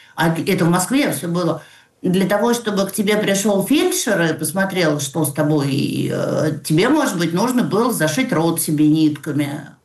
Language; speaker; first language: Russian; native; Russian